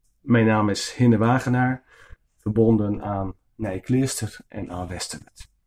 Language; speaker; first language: Dutch; non-native, local second language; Western Frisian